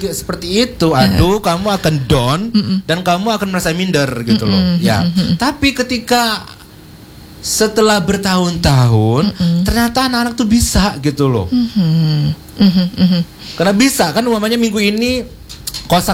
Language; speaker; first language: Indonesian; non-native, local second language; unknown